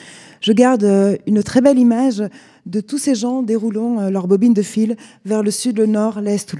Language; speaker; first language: French; native; French